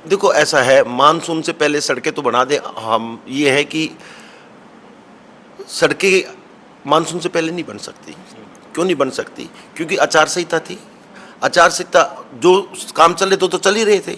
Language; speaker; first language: Hindi; native; Hindi